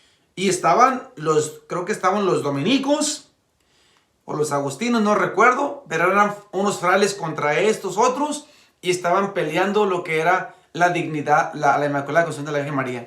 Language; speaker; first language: Spanish; native; Spanish